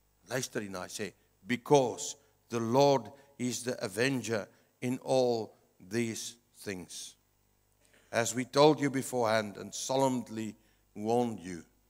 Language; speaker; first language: English; non-native, local second language; Afrikaans